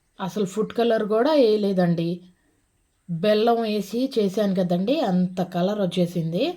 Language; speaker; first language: Telugu; non-native, local second language; Urdu